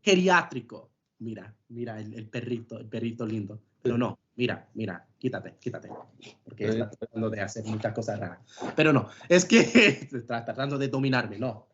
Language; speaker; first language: Spanish; non-native, fluent; English